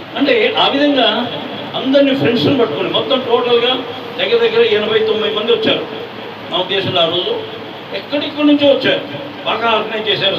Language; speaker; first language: Telugu; native; Telugu